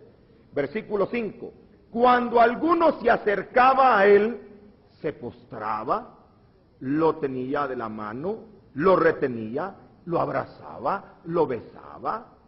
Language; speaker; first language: Spanish; native; Spanish